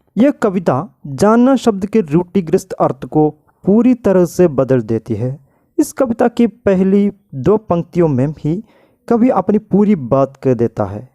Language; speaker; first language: Hindi; non-native, local second language; Malayalam